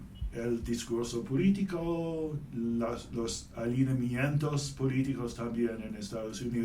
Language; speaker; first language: Spanish; non-native, fluent; English